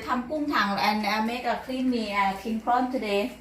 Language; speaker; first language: English; non-native, learner; Thai